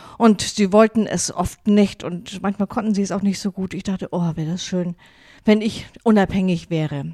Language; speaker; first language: German; non-native, local second language; Low German